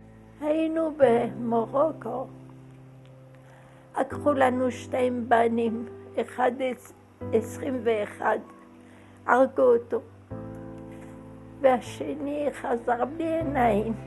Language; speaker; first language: Hebrew; non-native, fluent; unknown